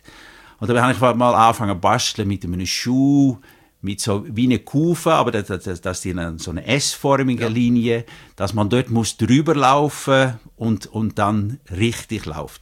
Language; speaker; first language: German; native; German